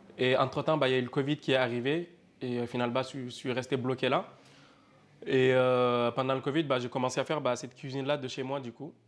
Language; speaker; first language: French; non-native, local second language; Fula